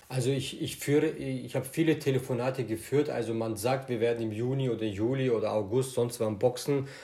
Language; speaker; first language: German; native; German